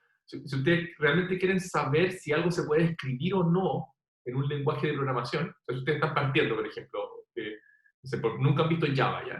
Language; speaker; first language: Spanish; native; Spanish